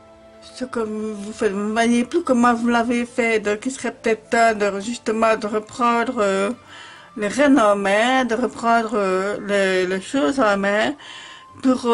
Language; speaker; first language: French; native; French